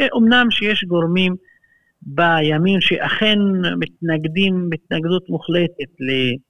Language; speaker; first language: Hebrew; non-native, local second language; Arabic